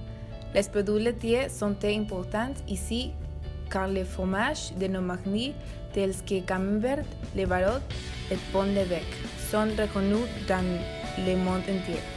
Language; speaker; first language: French; non-native, learner; Spanish